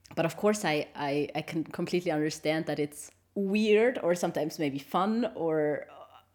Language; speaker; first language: English; non-native, fluent; German